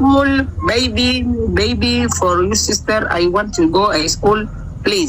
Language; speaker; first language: English; non-native, learner; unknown